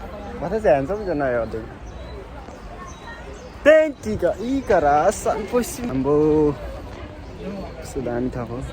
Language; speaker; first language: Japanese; non-native, learner; Nepali